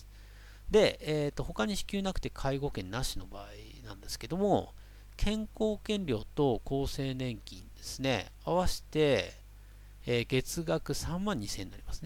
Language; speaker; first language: Japanese; native; Japanese